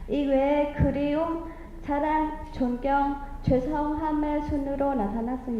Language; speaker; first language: Korean; native; Korean